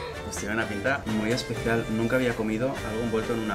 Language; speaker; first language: Spanish; native; Spanish